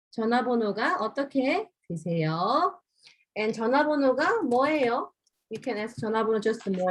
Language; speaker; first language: Korean; non-native, fluent; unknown